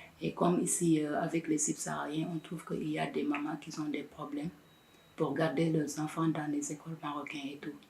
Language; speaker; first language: French; non-native, local second language; Wolof